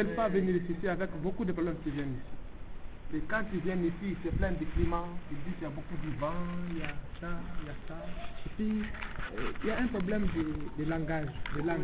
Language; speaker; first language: French; non-native, local second language; Tamasheq